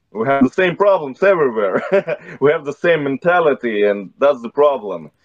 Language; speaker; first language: English; non-native, fluent; Russian